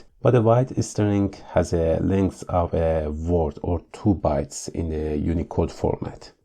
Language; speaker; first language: English; non-native, fluent; Persian